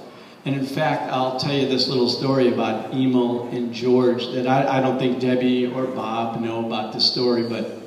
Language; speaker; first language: English; native; English